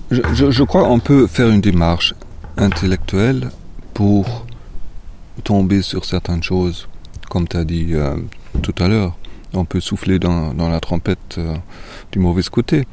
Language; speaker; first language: French; non-native, fluent; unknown